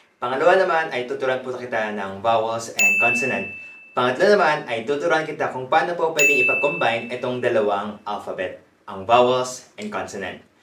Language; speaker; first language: Filipino; non-native, fluent; Korean